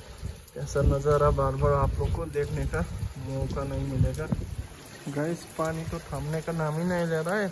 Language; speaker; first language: Hindi; non-native, local second language; Nepali